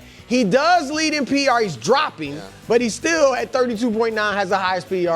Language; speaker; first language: English; native; English